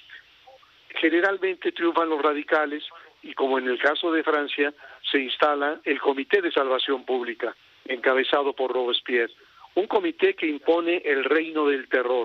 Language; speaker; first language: Spanish; native; Spanish